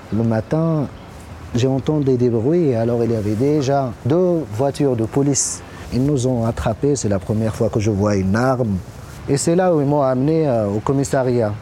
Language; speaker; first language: French; non-native, local second language; Arabic